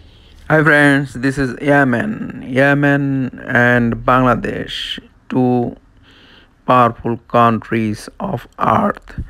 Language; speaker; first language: English; non-native, local second language; Bangla